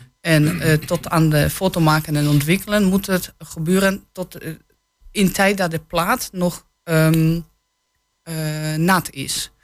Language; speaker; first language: Dutch; non-native, fluent; Polish